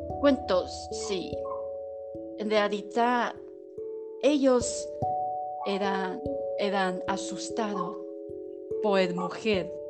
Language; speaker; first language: Spanish; non-native, learner; Chinese